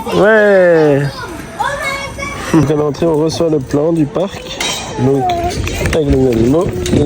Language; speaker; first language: French; native; French